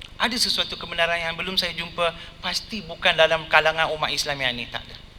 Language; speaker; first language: Malay; non-native, local second language; Tamil